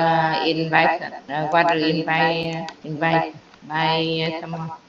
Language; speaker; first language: English; non-native, learner; Vietnamese